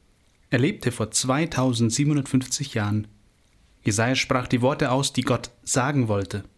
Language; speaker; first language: German; native; German